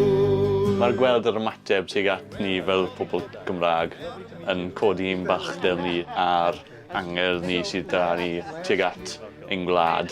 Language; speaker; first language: Welsh; native; Welsh